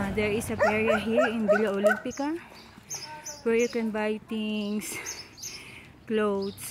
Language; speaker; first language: English; non-native, local second language; Filipino